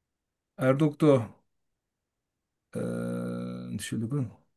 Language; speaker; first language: German; non-native, fluent; Turkish